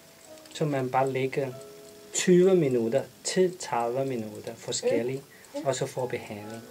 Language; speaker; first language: Danish; non-native, learner; Chinese